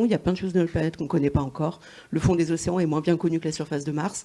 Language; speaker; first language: French; native; French